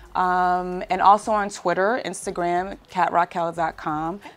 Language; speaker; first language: English; native; English